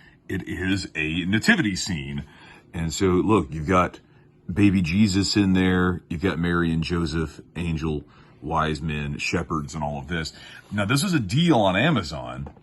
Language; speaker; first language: English; native; English